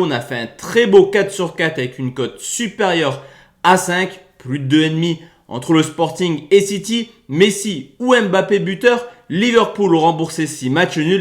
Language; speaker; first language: French; native; French